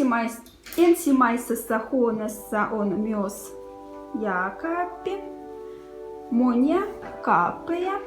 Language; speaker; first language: Finnish; non-native, learner; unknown